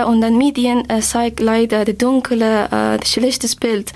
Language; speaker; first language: German; non-native, learner; Persian